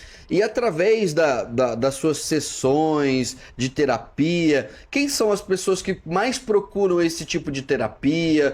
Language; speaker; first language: Portuguese; native; Portuguese